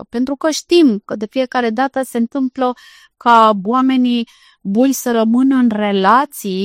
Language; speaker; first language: Romanian; native; Romanian